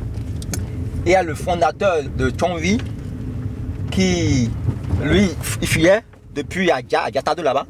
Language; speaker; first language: French; non-native, local second language; Fon